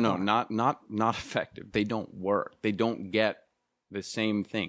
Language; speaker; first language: English; native; English